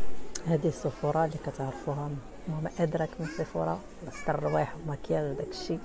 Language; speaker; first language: Arabic; native; Arabic